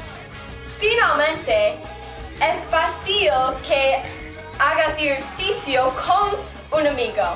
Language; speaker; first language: Spanish; non-native, learner; English